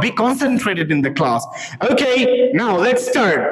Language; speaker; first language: English; non-native, local second language; Bangla